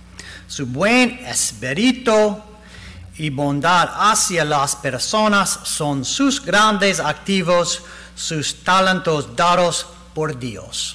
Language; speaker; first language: Spanish; non-native, learner; English